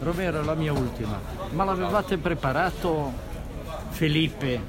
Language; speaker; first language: Italian; native; Italian